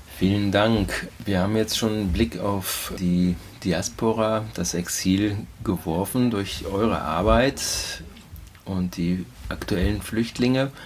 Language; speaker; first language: German; native; German